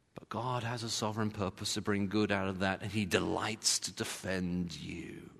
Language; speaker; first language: English; native; English